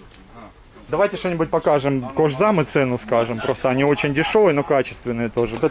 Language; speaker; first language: Russian; native; Russian